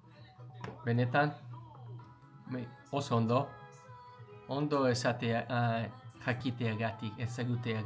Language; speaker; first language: Basque; non-native, learner; English